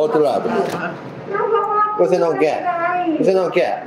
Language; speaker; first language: Portuguese; non-native, learner; Japanese